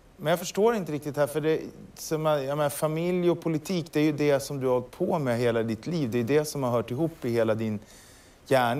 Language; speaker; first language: Swedish; native; Swedish